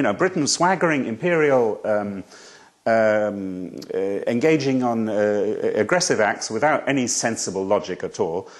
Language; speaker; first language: English; native; English